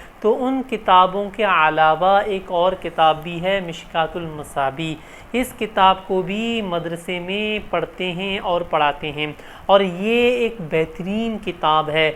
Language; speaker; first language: Urdu; non-native, local second language; Baluchi